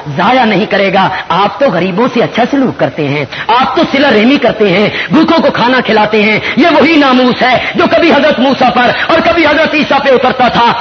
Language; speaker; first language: Urdu; non-native, local second language; Punjabi